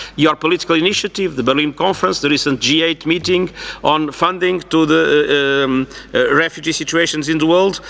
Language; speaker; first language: English; non-native, fluent; Portuguese